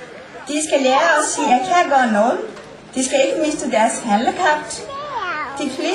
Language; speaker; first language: Danish; non-native, fluent; Nepali